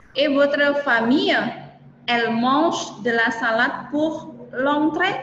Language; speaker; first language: French; non-native, fluent; Indonesian